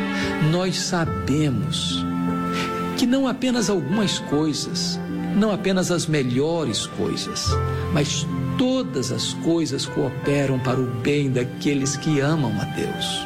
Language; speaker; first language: Portuguese; native; Portuguese